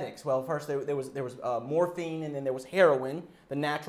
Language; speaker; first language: English; native; English